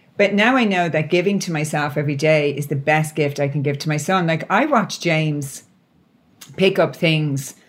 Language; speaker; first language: English; native; English